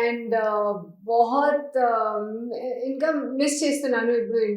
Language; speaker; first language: Telugu; non-native, learner; Hindi